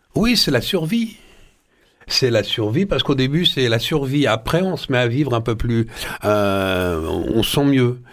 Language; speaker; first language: French; early bilingual, other home language; Arabic